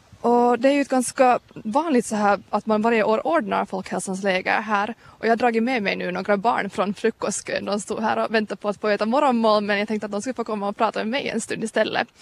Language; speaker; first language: Swedish; native; Swedish